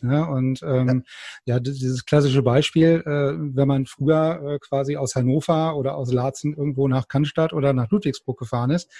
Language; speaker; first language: German; native; German